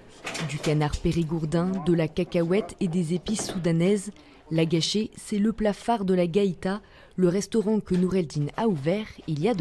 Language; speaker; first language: French; native; French